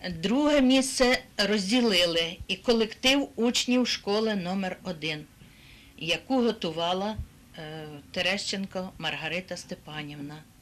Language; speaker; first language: Ukrainian; native; Ukrainian